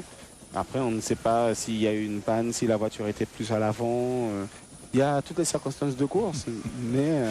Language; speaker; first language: French; native; French